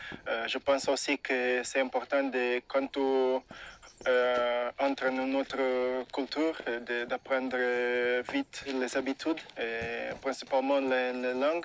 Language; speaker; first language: French; non-native, fluent; Portuguese